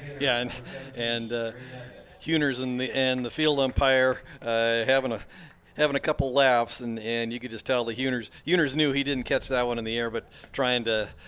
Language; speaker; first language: English; native; English